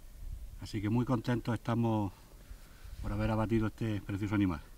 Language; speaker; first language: Spanish; native; Spanish